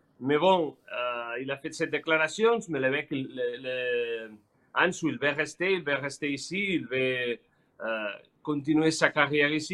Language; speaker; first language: French; non-native, learner; Spanish